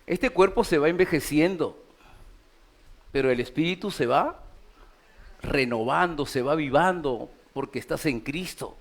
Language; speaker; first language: Spanish; native; Spanish